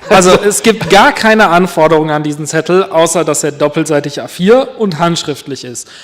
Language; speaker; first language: German; native; German